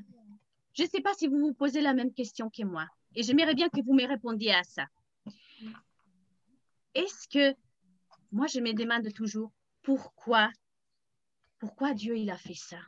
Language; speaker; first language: French; native; French